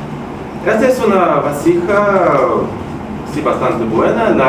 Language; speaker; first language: Spanish; non-native, fluent; Russian